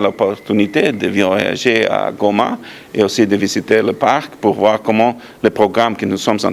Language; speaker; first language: French; non-native, fluent; English